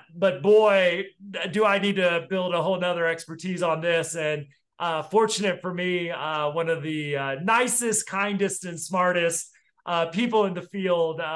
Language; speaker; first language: English; native; English